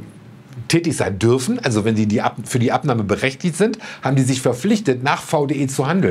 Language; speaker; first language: German; native; German